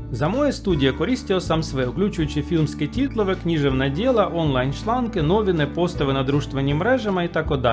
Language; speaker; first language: Croatian; non-native, learner; Russian